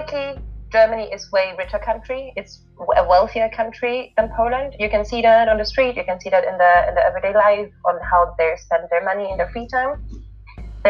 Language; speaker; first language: English; non-native, fluent; Polish